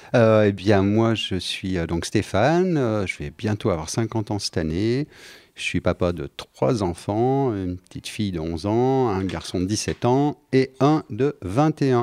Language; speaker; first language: French; native; French